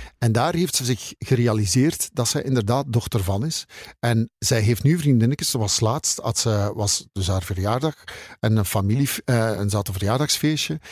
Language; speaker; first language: Dutch; native; Dutch